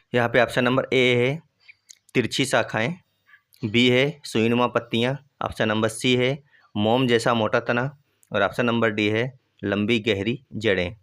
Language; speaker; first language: Hindi; native; Hindi